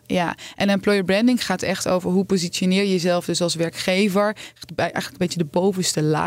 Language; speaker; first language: Dutch; native; Dutch